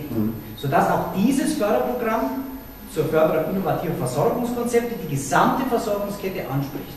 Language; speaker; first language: German; native; German